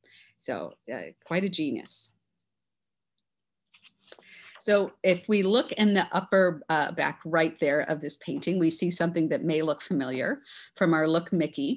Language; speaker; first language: English; native; English